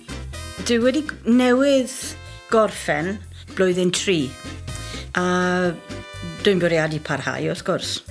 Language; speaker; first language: Welsh; non-native, learner; English